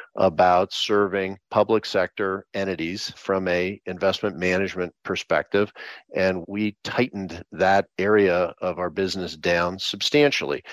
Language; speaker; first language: English; native; English